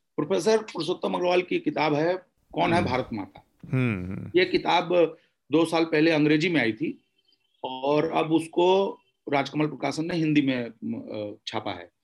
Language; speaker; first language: Hindi; native; Hindi